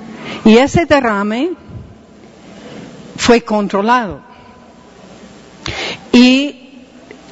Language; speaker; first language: Spanish; non-native, fluent; English